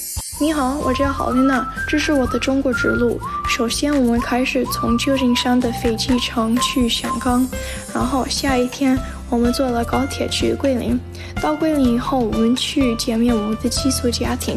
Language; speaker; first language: Chinese; non-native, learner; English